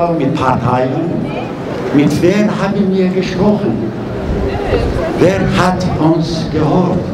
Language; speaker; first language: German; non-native, learner; Persian